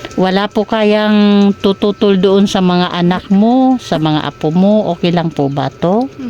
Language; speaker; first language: Filipino; non-native, local second language; Waray